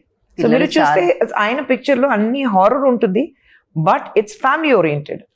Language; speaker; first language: Telugu; non-native, fluent; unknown